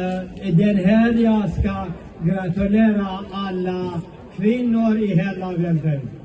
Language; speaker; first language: Swedish; non-native, learner; Central Kurdish